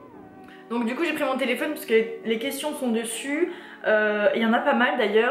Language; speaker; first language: French; native; French